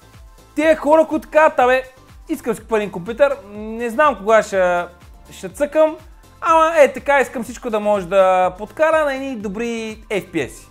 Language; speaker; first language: Bulgarian; native; Bulgarian